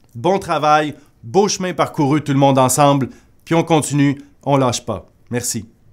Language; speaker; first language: French; native; French